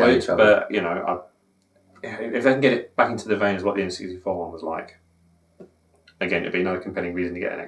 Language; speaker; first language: English; native; English